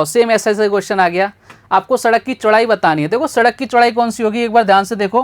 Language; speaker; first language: Hindi; native; Hindi